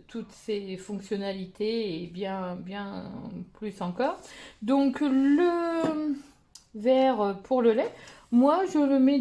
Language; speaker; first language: French; native; French